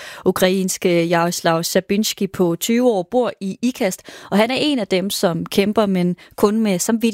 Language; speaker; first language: Danish; native; Danish